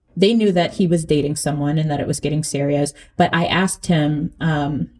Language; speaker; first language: English; early bilingual, other home language; Akan